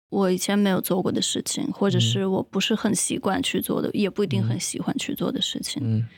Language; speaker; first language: Chinese; non-native, fluent; Russian